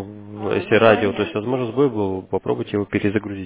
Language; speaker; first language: Russian; native; Russian